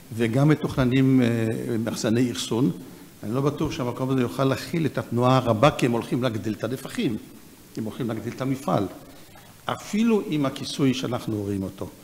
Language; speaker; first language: Hebrew; native; Hebrew